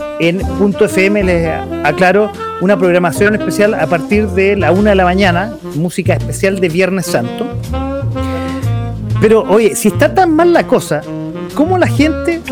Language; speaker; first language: Spanish; native; Spanish